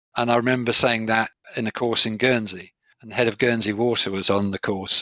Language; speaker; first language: English; native; English